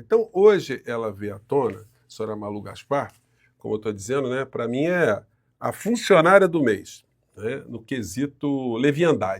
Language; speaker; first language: Portuguese; native; Portuguese